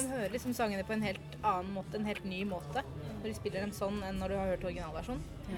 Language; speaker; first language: Norwegian; native; Norwegian